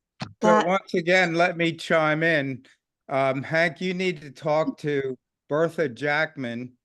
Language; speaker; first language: English; native; English